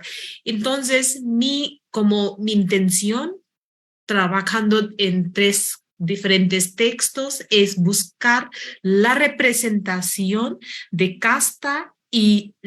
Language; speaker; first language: Spanish; non-native, fluent; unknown